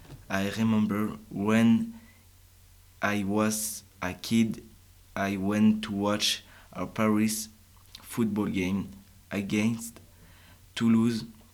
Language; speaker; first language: English; non-native, learner; French